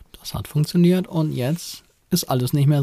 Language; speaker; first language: German; native; German